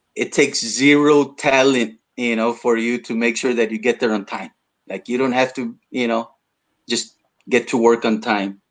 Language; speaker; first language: English; early bilingual, other home language; Spanish